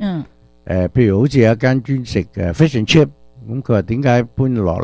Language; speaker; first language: Chinese; early bilingual, other home language; Cantonese